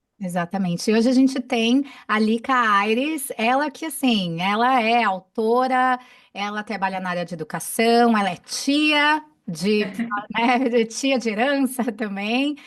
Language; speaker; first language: Portuguese; native; Portuguese